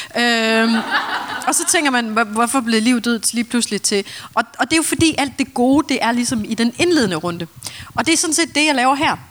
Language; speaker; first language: Danish; native; Danish